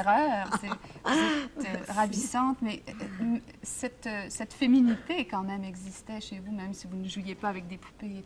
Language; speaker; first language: French; native; French